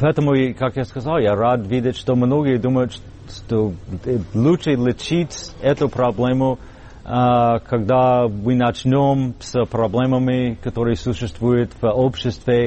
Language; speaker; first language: Russian; non-native, fluent; English